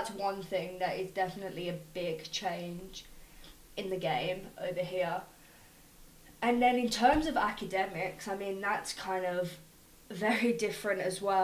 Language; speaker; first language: English; native; English